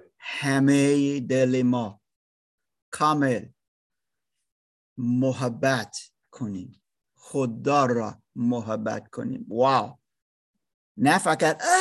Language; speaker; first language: Persian; non-native, learner; German